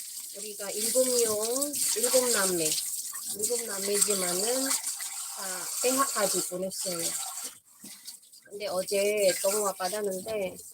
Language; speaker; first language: Korean; non-native, fluent; Filipino